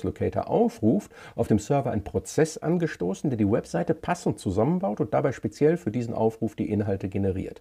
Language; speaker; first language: German; native; German